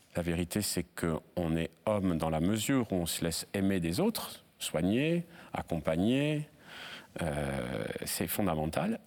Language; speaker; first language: French; native; French